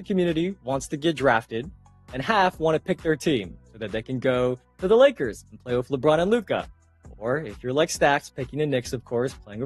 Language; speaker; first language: English; native; English